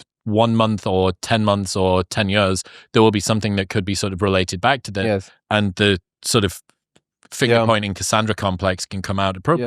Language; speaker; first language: English; native; English